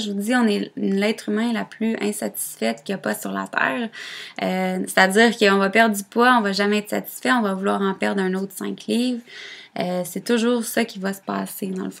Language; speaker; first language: French; native; French